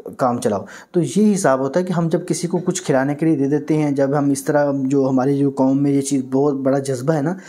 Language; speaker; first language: Urdu; non-native, local second language; Punjabi